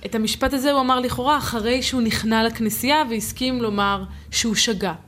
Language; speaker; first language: Hebrew; native; Hebrew